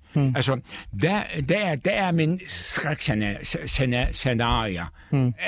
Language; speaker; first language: Danish; non-native, fluent; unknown